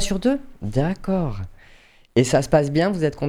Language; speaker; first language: French; native; French